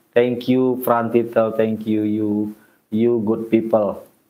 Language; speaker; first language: English; non-native, learner; Indonesian